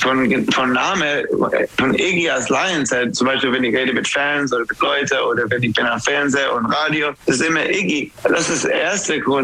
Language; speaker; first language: German; non-native, fluent; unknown